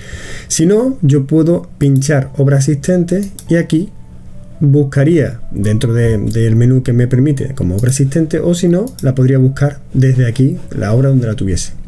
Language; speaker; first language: Spanish; native; Spanish